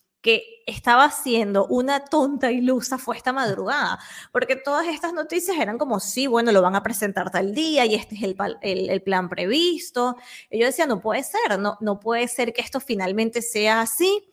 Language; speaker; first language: Spanish; native; Spanish